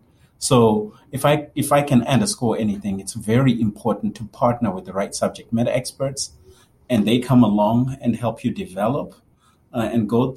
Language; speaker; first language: English; non-native, local second language; Shona